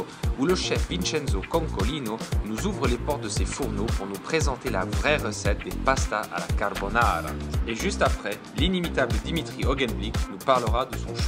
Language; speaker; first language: French; native; French